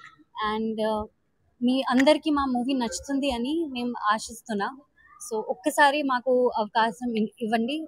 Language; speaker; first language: Telugu; non-native, learner; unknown